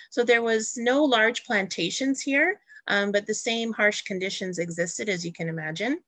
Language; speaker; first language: English; native; English